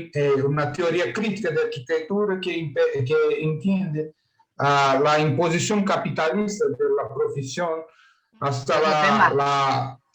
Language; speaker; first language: Spanish; non-native, learner; Portuguese